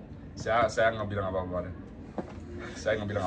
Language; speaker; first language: Indonesian; early bilingual, heritage; Dutch